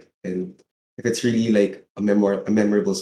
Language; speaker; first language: English; non-native, local second language; Filipino